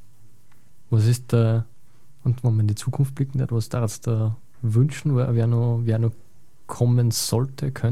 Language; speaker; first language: German; native; German